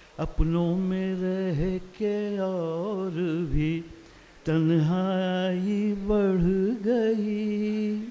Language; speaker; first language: Urdu; native; Urdu